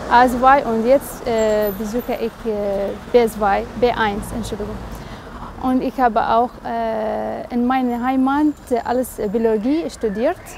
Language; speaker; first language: German; non-native, learner; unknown